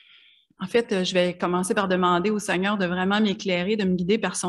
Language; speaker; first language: French; native; French